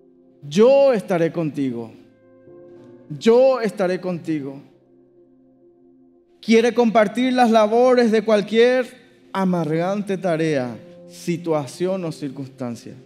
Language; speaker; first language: Spanish; native; Spanish